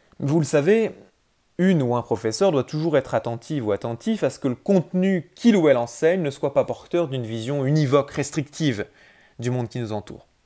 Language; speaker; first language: French; native; French